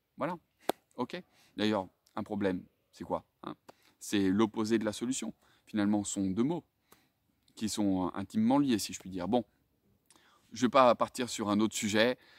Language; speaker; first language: French; native; French